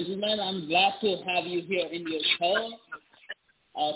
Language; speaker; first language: English; non-native, local second language; Nepali